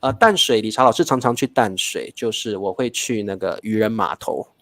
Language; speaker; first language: Chinese; native; Chinese